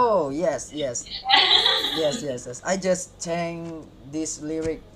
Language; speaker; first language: English; non-native, learner; Hakka Chinese